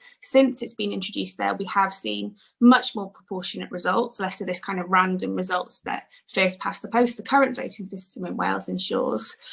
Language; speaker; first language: English; native; English